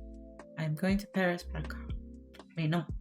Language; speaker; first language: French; non-native, learner; English